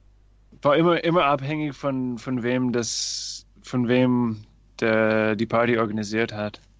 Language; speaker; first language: German; non-native, fluent; English